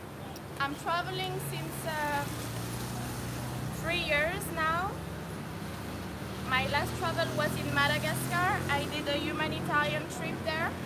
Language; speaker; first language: English; non-native, fluent; French